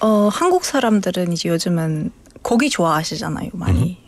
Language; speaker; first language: Korean; non-native, fluent; Uzbek